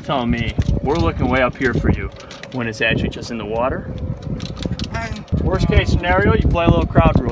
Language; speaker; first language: English; native; English